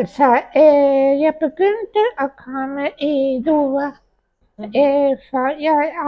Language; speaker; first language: Danish; early bilingual, heritage; Danish